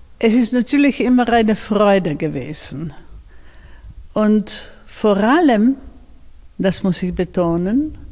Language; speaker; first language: German; non-native, fluent; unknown